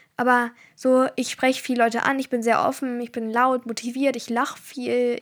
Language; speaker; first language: German; early bilingual, other home language; Turkish